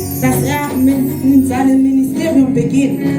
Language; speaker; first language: German; non-native, fluent; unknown